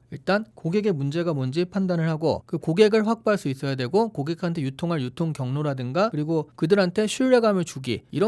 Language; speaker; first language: Korean; native; Korean